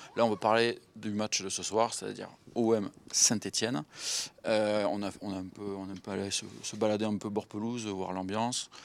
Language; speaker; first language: French; native; French